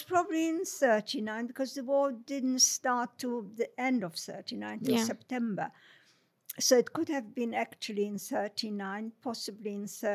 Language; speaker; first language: English; non-native, fluent; Polish